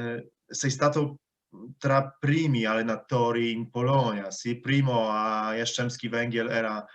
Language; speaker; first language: Italian; non-native, fluent; Polish